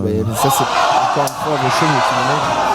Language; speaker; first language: French; native; French